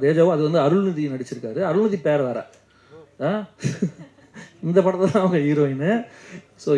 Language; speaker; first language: Tamil; native; Tamil